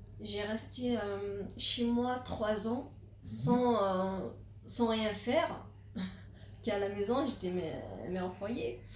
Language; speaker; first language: French; non-native, local second language; Arabic